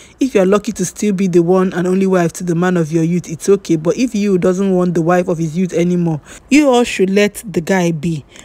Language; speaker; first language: English; native; English